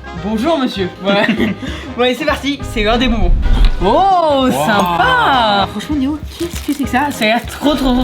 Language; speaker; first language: French; native; French